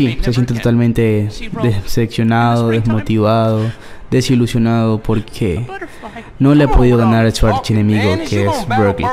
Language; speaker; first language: Spanish; native; Spanish